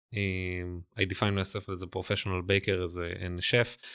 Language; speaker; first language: English; non-native, fluent; Hebrew